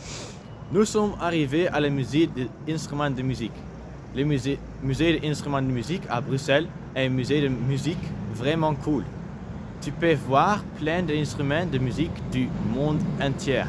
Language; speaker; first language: French; non-native, learner; Dutch